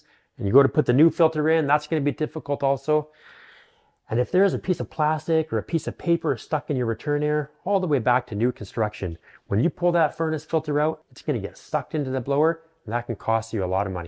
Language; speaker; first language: English; native; English